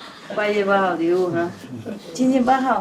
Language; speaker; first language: Chinese; non-native, fluent; Vietnamese